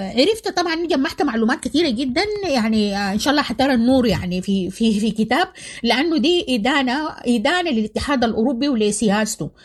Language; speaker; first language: Arabic; native; Arabic